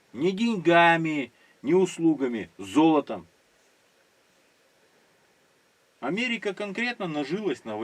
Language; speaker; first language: Russian; native; Russian